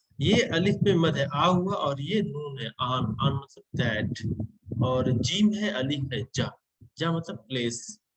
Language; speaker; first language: Hindi; native; Hindi